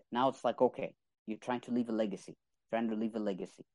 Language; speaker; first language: English; non-native, fluent; Arabic